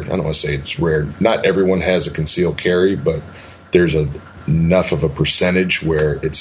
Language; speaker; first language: English; native; English